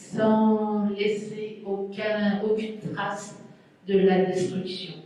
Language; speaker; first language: French; non-native, fluent; Spanish